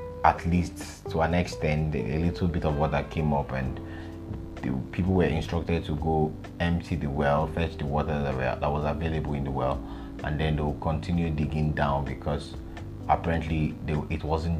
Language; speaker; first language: English; non-native, local second language; Yoruba